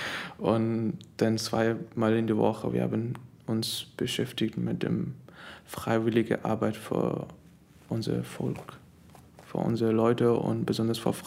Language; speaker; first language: German; non-native, learner; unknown